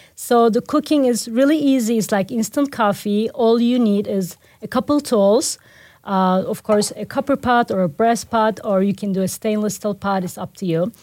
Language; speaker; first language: English; non-native, fluent; Turkish